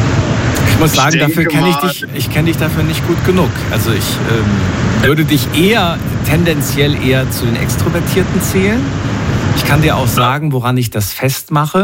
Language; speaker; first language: German; native; German